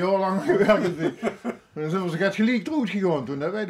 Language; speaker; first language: Dutch; native; Dutch